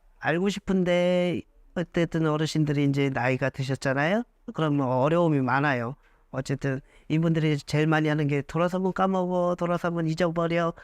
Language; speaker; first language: Korean; native; Korean